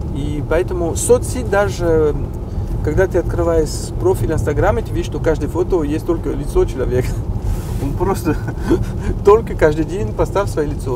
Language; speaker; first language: Russian; non-native, fluent; French